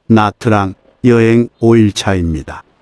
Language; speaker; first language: Korean; native; Korean